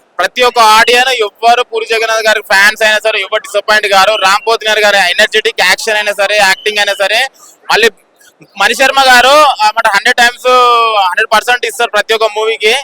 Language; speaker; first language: Telugu; native; Telugu